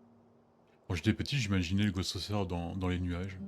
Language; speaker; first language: French; native; French